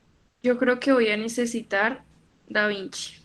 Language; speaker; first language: Spanish; native; Spanish